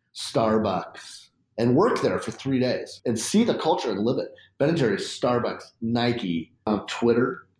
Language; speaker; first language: English; native; English